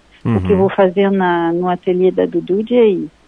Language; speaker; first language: Portuguese; non-native, fluent; French